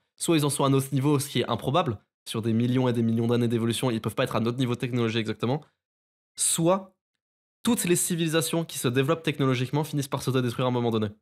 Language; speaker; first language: French; native; French